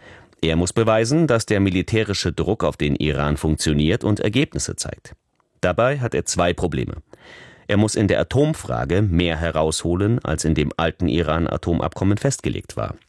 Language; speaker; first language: German; native; German